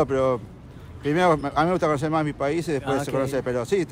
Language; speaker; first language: Spanish; native; Spanish